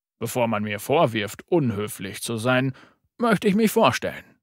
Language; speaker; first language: German; native; German